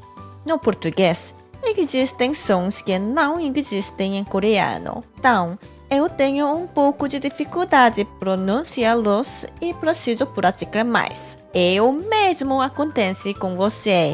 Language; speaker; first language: Portuguese; non-native, fluent; Korean